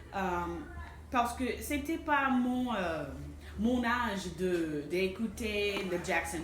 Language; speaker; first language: French; non-native, fluent; English